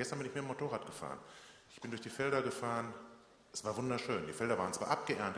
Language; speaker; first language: German; native; German